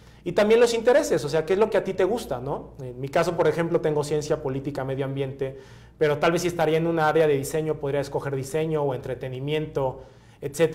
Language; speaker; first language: Spanish; native; Spanish